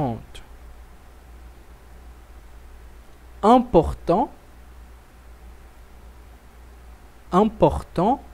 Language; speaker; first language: French; non-native, fluent; Portuguese